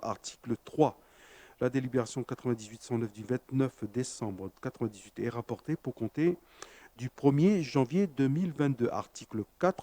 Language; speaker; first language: French; native; French